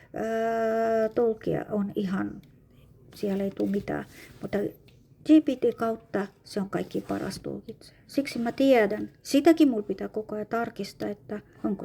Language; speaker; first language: Finnish; non-native, fluent; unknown